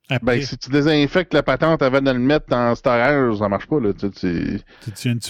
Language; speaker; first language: French; native; French